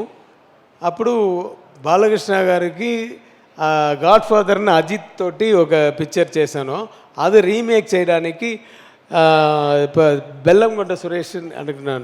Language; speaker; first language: Telugu; non-native, learner; Tamil